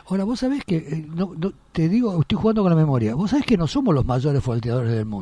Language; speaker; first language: Spanish; native; Spanish